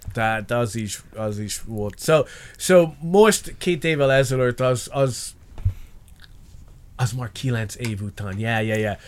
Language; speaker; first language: Hungarian; non-native, learner; English